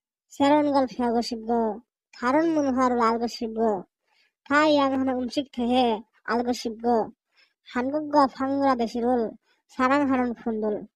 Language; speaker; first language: Korean; non-native, fluent; Bangla